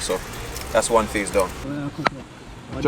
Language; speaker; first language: English; native; English